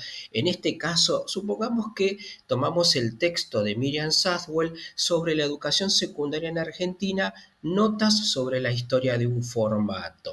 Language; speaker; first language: Spanish; native; Spanish